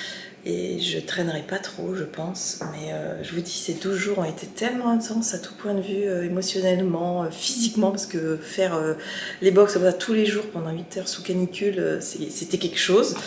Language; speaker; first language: French; native; French